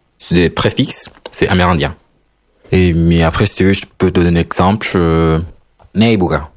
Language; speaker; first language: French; non-native, fluent; Spanish